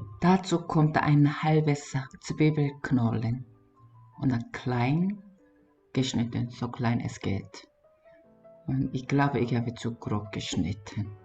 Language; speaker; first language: German; non-native, learner; Korean